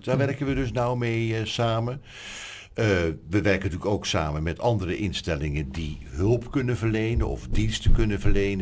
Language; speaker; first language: Dutch; native; Dutch